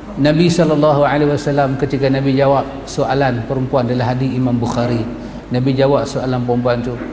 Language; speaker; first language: Malay; native; Malay